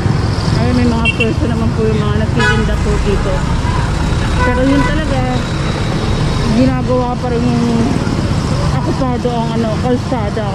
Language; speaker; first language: Filipino; native; Filipino